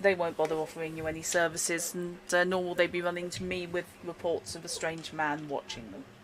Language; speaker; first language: English; native; English